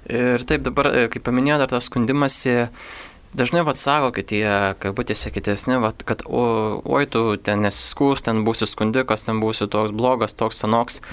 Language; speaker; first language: Lithuanian; native; Lithuanian